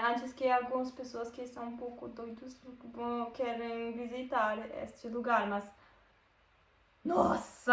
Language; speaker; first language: Portuguese; non-native, learner; German